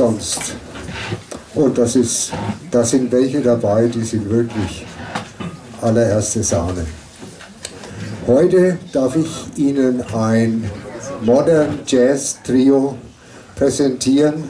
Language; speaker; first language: German; native; German